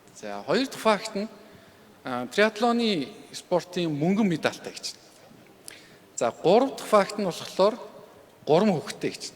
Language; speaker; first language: Mongolian; native; Mongolian